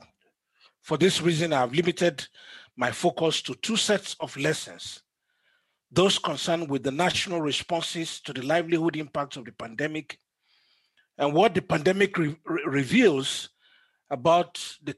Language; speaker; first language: English; non-native, local second language; Yoruba